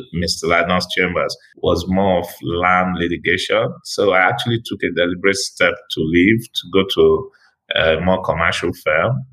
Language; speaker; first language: English; non-native, local second language; Igbo